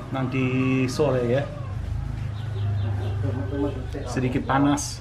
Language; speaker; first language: Indonesian; non-native, learner; English